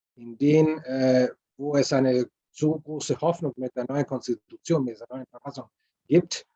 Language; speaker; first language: German; non-native, fluent; Spanish